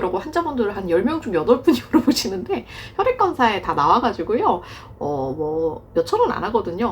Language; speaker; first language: Korean; native; Korean